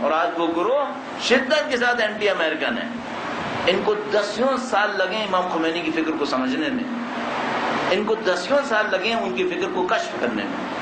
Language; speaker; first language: Urdu; native; Urdu